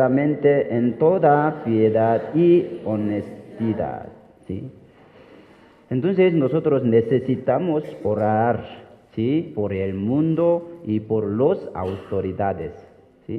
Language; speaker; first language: Spanish; non-native, fluent; Korean